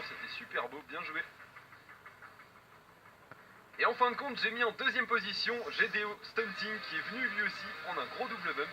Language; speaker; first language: French; native; French